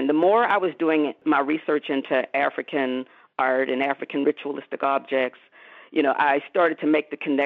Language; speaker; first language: English; native; English